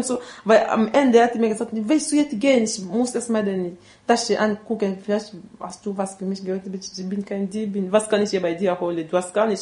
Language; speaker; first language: German; non-native, learner; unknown